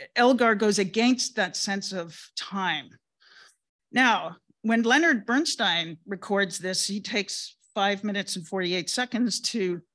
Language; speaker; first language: English; native; English